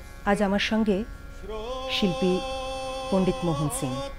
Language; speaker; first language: Bangla; native; Bangla